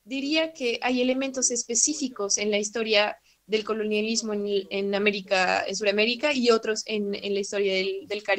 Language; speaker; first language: Spanish; non-native, fluent; French